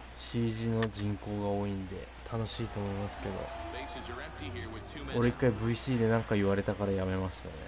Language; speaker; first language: Japanese; native; Japanese